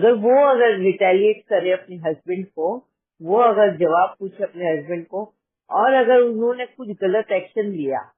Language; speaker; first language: Hindi; native; Hindi